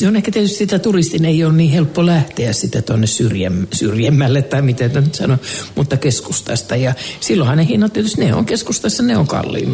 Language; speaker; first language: Finnish; native; Finnish